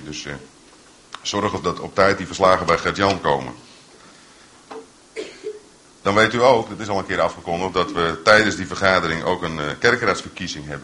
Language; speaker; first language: Dutch; native; Dutch